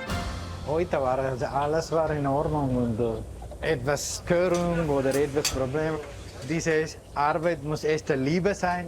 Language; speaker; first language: German; non-native, learner; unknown